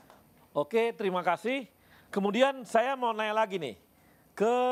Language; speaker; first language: Indonesian; native; Indonesian